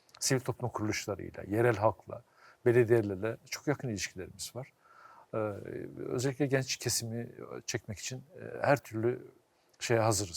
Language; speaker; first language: Turkish; native; Turkish